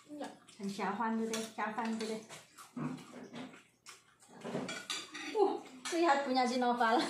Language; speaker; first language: Chinese; non-native, fluent; Indonesian